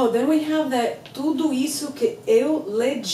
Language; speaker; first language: Portuguese; non-native, fluent; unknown